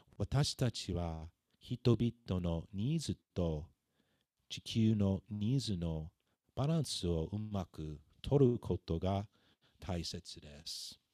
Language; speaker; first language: Japanese; non-native, fluent; English